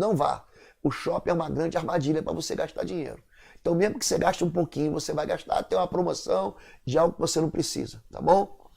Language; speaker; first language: Portuguese; native; Portuguese